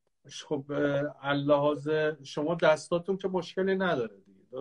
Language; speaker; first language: Persian; native; Persian